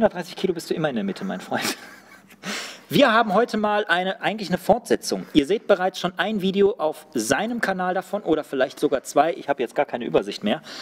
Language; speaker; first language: German; native; German